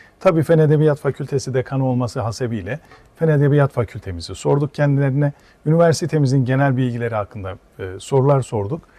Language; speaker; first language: Turkish; native; Turkish